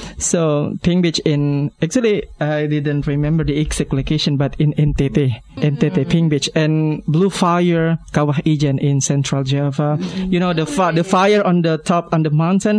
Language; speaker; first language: English; non-native, learner; Indonesian